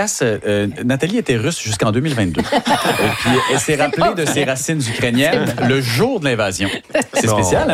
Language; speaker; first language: French; native; French